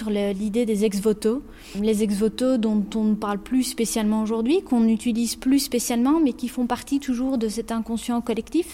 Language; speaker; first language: French; native; French